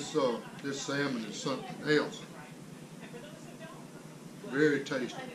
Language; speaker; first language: English; native; English